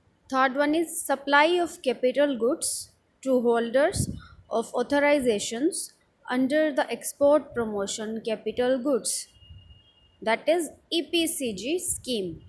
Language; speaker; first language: English; non-native, local second language; Hindi